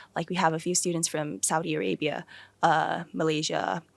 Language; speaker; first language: English; early bilingual, other home language; Thai